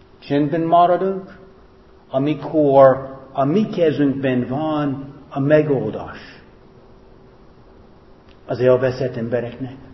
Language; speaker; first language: Hungarian; non-native, fluent; English